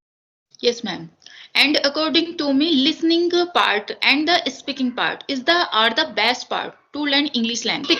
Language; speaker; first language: English; non-native, learner; Hindi